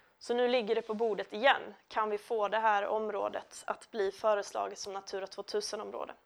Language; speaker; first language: Swedish; native; Swedish